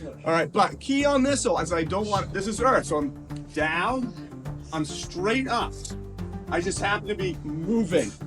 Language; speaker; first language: English; native; English